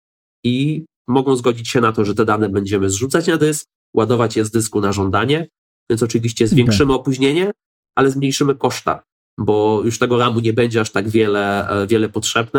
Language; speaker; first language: Polish; native; Polish